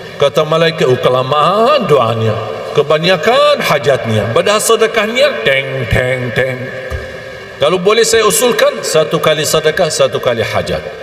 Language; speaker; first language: Malay; non-native, fluent; Arabic